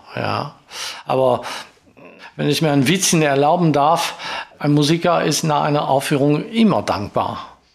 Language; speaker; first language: German; non-native, fluent; French